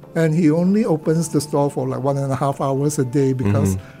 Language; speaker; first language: English; non-native, local second language; Cantonese